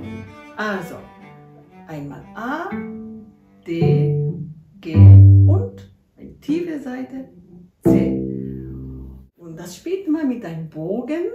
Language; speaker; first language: German; non-native, learner; Japanese